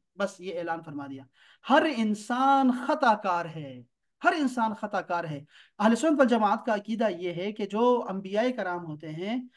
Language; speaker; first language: Urdu; native; Urdu